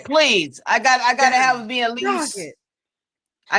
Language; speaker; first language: English; native; English